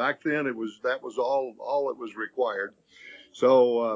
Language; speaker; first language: English; native; English